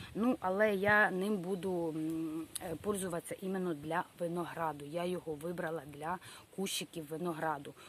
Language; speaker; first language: Ukrainian; non-native, local second language; Russian